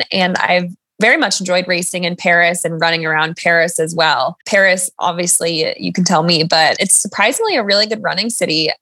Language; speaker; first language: English; native; English